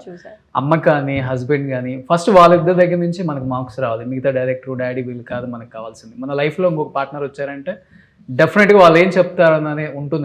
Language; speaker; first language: Telugu; native; Telugu